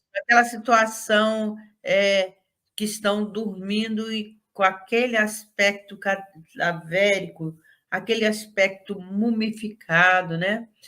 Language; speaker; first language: Portuguese; native; Portuguese